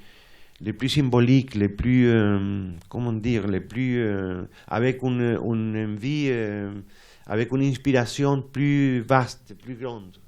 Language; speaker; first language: French; non-native, fluent; Spanish